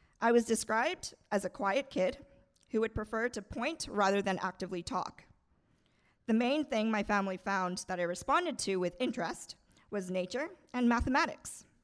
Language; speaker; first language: English; non-native, local second language; Bangla